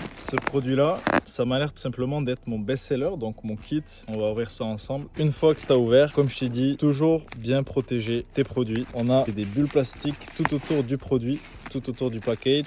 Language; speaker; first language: French; native; French